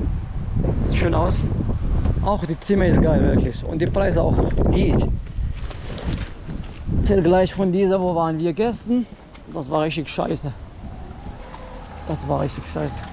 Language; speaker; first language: German; non-native, fluent; Arabic